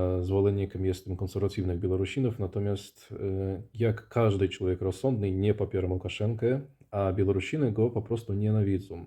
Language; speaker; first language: Polish; non-native, fluent; Russian